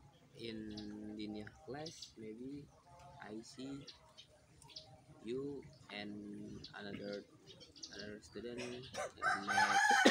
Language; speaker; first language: English; non-native, learner; Indonesian